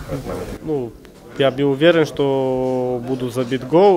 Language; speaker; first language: Russian; non-native, learner; Bulgarian